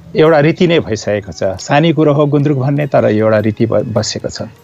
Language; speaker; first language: Nepali; non-native, local second language; Newari